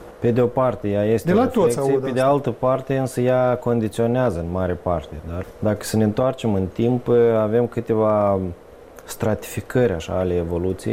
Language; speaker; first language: Romanian; native; Romanian